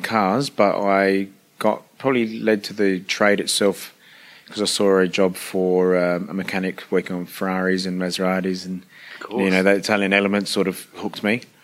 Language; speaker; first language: English; early bilingual, other home language; Italian